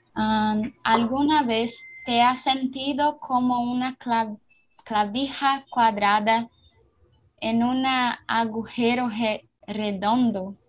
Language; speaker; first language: Spanish; non-native, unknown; Portuguese